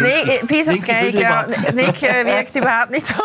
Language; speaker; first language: German; native; German